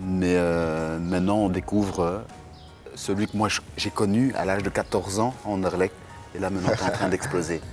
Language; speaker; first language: French; native; French